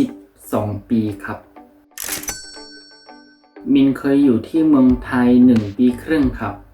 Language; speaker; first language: Thai; non-native, fluent; Korean